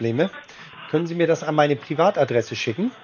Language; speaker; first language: German; native; German